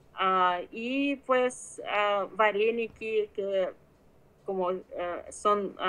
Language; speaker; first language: Spanish; non-native, fluent; Ukrainian